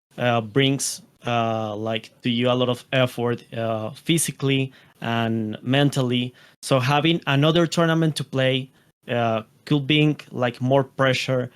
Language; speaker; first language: English; non-native, fluent; Spanish